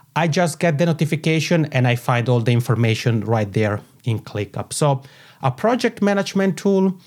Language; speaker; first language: English; non-native, fluent; Italian